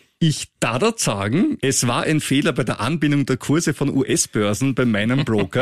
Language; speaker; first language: German; native; German